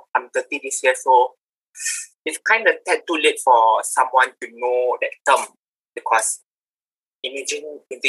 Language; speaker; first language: English; non-native, local second language; Malay